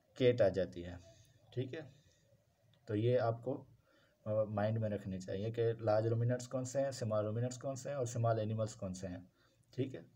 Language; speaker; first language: Urdu; non-native, local second language; Sindhi